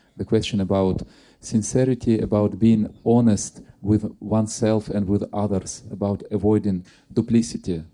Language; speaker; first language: English; non-native, fluent; Russian